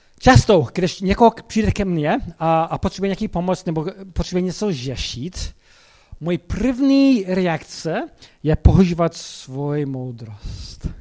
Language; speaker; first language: Czech; non-native, fluent; English